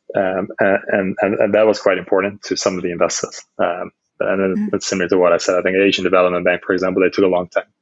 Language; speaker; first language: English; non-native, fluent; Dutch